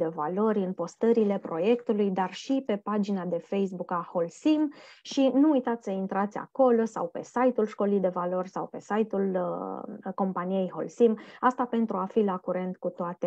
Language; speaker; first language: Romanian; native; Romanian